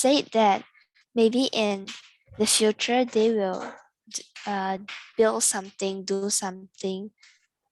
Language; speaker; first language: English; non-native, learner; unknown